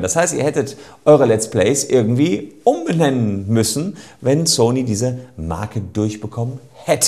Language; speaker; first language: German; native; German